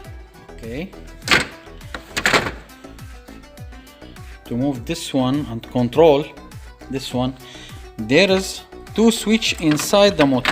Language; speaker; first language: English; non-native, fluent; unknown